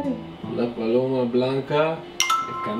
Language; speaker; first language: Spanish; non-native, learner; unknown